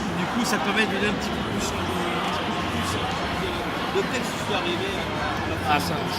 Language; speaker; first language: French; native; French